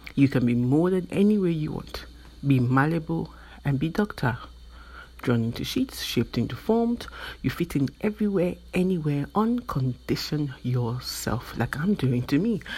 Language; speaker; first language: English; non-native, local second language; Yoruba